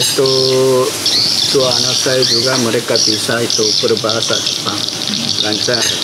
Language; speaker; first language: Indonesian; non-native, learner; Korean